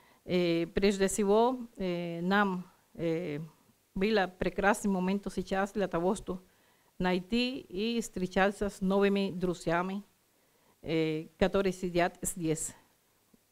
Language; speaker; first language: Russian; non-native, learner; Spanish